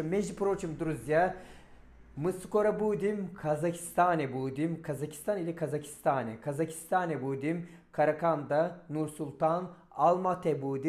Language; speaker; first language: Russian; non-native, fluent; Turkish